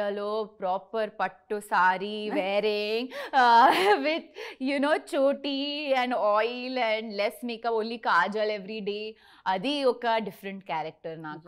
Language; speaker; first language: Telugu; non-native, learner; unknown